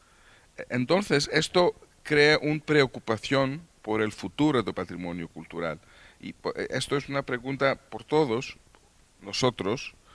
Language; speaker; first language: Spanish; non-native, learner; Greek